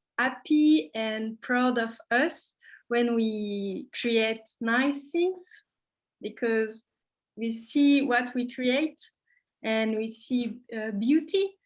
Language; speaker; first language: English; non-native, learner; French